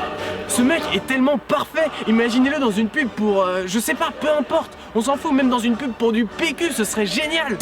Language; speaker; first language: French; native; French